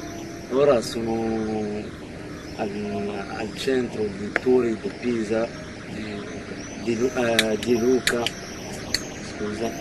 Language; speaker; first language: Italian; non-native, learner; Arabic